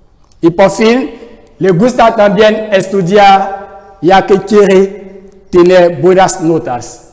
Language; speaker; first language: Spanish; non-native, fluent; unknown